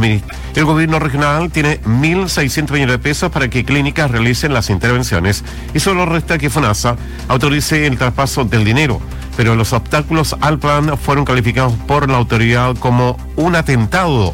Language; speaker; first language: Spanish; native; Spanish